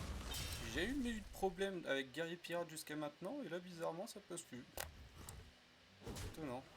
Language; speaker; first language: French; native; French